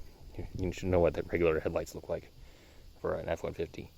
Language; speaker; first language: English; native; English